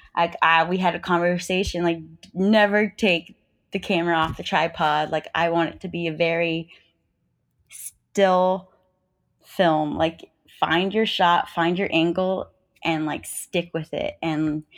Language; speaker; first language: English; native; English